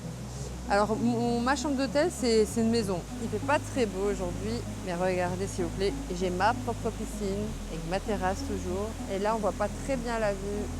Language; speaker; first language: French; native; French